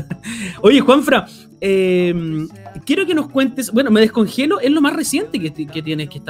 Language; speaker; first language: Spanish; native; Spanish